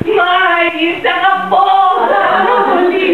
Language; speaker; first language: Greek; non-native, learner; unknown